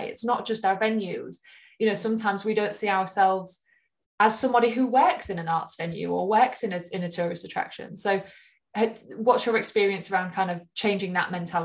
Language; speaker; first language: English; native; English